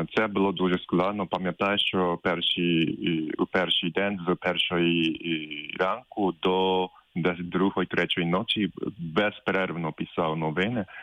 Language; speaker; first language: Ukrainian; non-native, fluent; Japanese